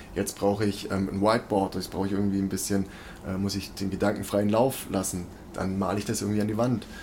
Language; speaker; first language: German; native; German